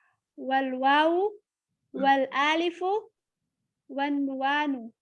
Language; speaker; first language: Arabic; non-native, learner; Indonesian